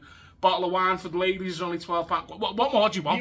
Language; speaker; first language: English; native; English